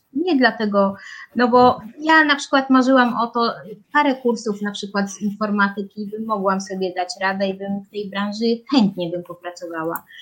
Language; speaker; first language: Polish; early bilingual, heritage; Polish